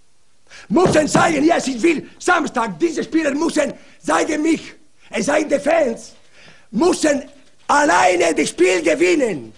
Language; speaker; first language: German; non-native, learner; Italian